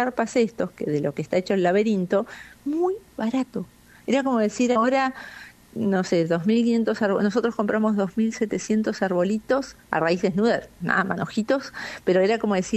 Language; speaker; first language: Spanish; native; Spanish